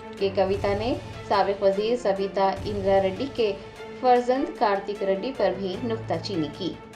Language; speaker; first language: Urdu; native; Urdu